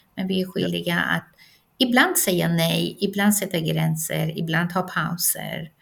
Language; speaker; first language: Swedish; non-native, fluent; Persian